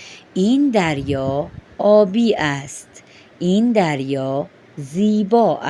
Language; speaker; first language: Persian; non-native, fluent; Urdu